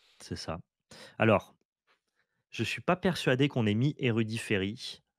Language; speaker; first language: French; native; French